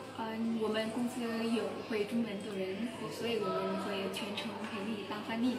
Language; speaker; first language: Chinese; non-native, fluent; Vietnamese